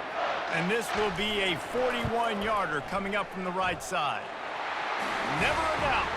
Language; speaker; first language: English; native; English